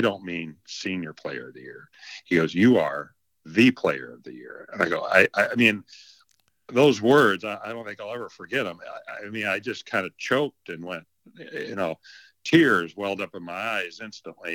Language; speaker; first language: English; native; English